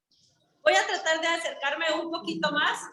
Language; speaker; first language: Spanish; native; Spanish